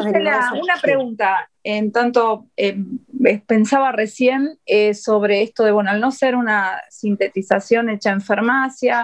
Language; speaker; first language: Spanish; native; Spanish